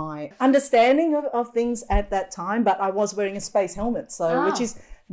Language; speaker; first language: English; native; English